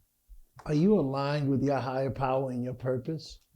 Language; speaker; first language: English; native; English